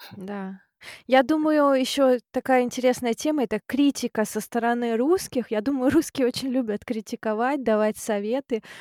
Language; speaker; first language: Russian; native; Russian